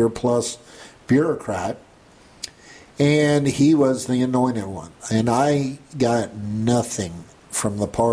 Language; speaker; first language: English; native; English